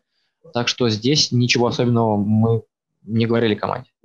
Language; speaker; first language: Russian; native; Russian